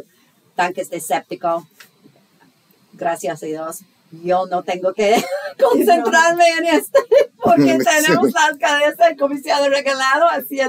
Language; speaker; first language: Spanish; non-native, fluent; English